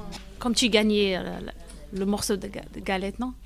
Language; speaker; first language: French; non-native, learner; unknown